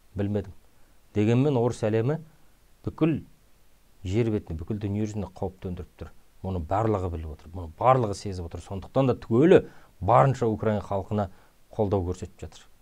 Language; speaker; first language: Kazakh; native; Kazakh